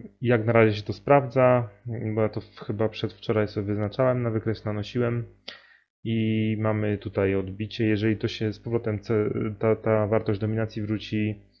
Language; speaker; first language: Polish; native; Polish